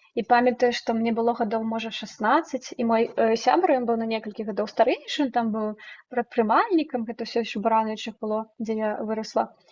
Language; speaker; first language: Belarusian; non-native, local second language; Russian